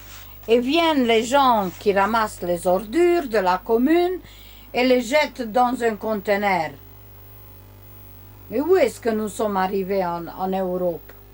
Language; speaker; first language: French; non-native, learner; Romanian